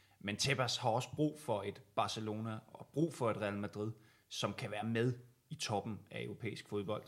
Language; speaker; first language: Danish; native; Danish